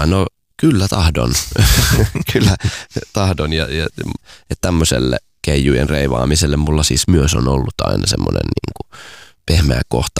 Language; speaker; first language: Finnish; native; Finnish